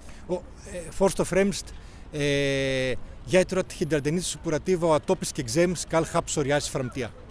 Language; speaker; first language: Norwegian; non-native, fluent; Greek